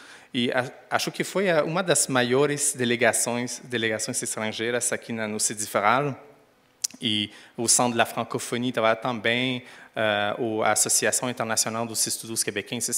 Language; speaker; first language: Portuguese; non-native, fluent; French